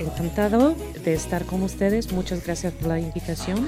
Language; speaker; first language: Spanish; non-native, fluent; Polish